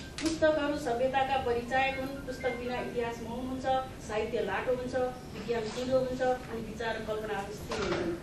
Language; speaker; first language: Nepali; native; Nepali